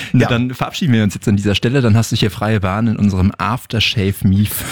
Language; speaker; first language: German; native; German